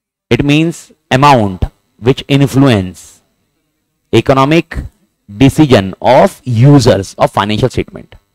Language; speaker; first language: English; non-native, local second language; Hindi